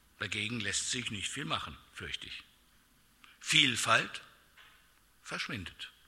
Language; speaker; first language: German; native; German